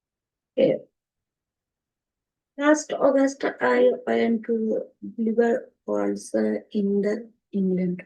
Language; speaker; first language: English; non-native, learner; Bangla